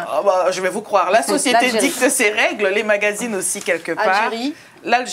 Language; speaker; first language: French; native; French